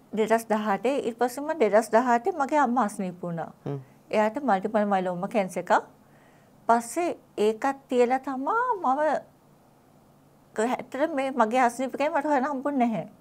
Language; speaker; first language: Sinhala; native; Sinhala